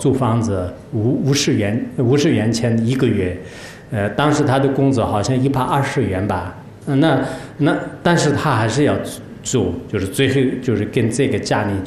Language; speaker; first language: Chinese; non-native, local second language; Tibetan